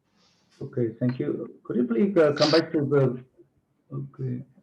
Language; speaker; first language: English; non-native, fluent; Vietnamese